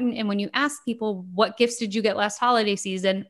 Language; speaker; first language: English; native; English